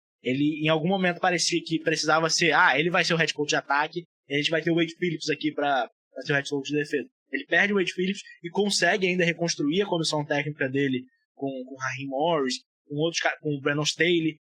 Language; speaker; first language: Portuguese; native; Portuguese